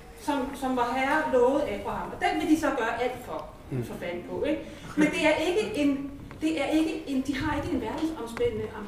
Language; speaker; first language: Danish; native; Danish